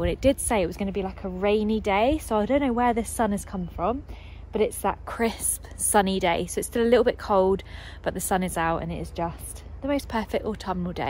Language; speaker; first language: English; native; English